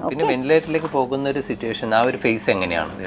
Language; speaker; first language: Malayalam; native; Malayalam